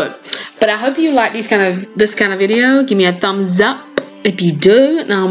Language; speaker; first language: English; native; English